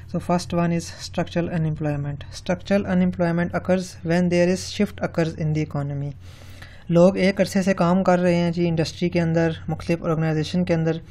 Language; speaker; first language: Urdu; non-native, local second language; Punjabi